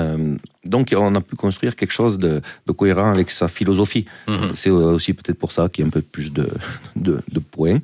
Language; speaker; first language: French; native; French